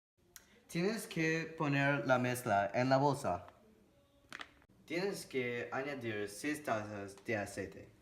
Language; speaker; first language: Spanish; non-native, learner; English